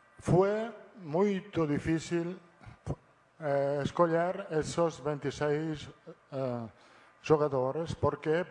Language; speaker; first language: Portuguese; non-native, fluent; Italian